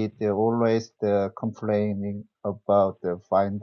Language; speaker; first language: English; non-native, learner; Korean